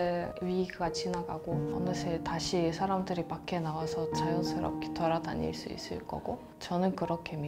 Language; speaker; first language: Korean; non-native, fluent; Russian